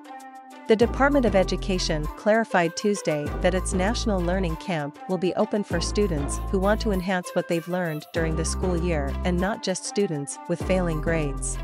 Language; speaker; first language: English; non-native, local second language; Filipino